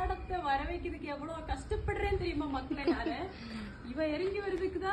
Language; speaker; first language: Tamil; non-native, learner; Malayalam